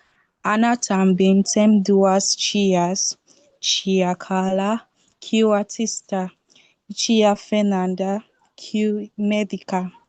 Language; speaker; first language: Portuguese; non-native, learner; English